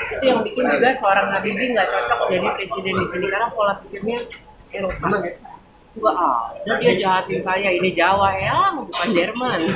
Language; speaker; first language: Indonesian; early bilingual, other home language; German